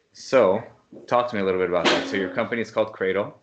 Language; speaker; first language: English; native; English